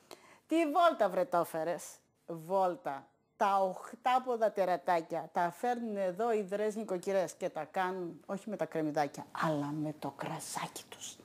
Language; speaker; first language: Greek; native; Greek